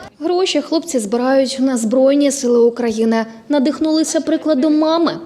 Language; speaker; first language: Ukrainian; native; Ukrainian